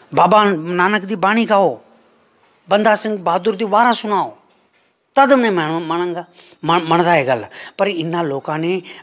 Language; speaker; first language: Punjabi; non-native, fluent; Kannada